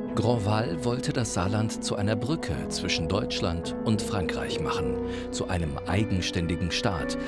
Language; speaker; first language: German; native; German